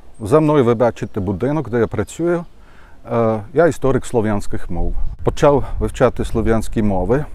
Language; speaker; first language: Ukrainian; non-native, fluent; German